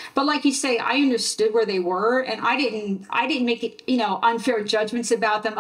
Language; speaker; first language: English; native; English